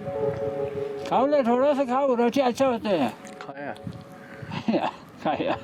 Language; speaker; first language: Hindi; non-native, local second language; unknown